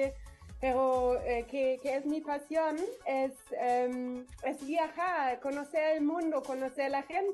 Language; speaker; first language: Spanish; non-native, learner; German